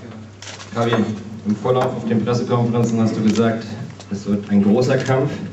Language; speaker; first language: German; native; German